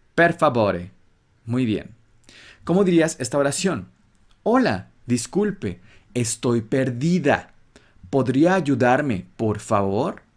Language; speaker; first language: Spanish; native; Spanish